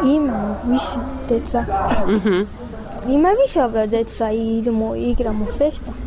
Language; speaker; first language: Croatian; early bilingual, other home language; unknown